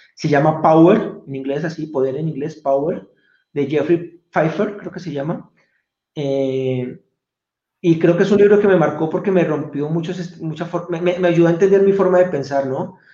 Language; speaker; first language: Spanish; native; Spanish